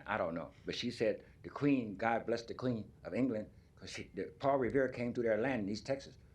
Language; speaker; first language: English; native; English